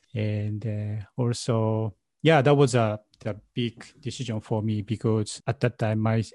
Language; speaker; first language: English; non-native, learner; Japanese